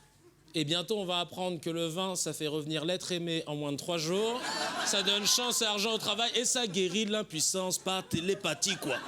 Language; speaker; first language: French; native; French